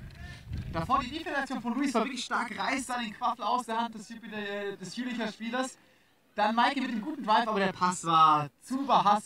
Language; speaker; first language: German; native; German